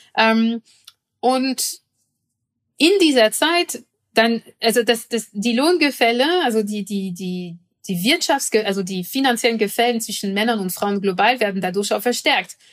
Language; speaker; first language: German; non-native, fluent; French